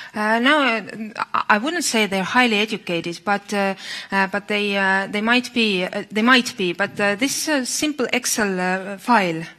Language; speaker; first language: English; non-native, fluent; Estonian